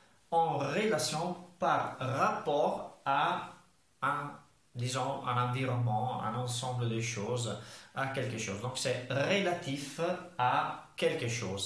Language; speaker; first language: French; non-native, fluent; Italian